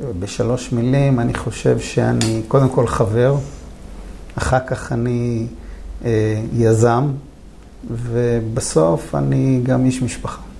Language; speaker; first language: Hebrew; native; Hebrew